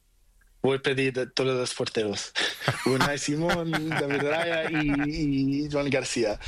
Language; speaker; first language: Spanish; non-native, learner; Portuguese